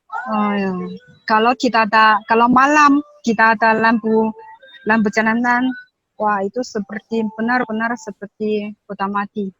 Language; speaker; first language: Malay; non-native, learner; Chinese